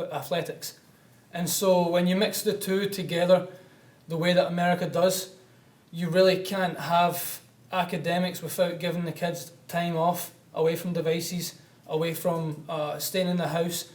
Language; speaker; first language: English; native; English